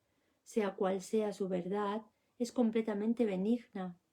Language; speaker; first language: Spanish; native; Spanish